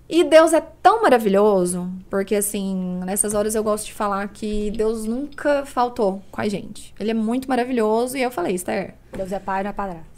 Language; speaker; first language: Portuguese; native; Portuguese